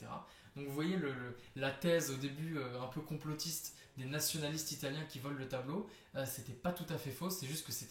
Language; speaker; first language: French; native; French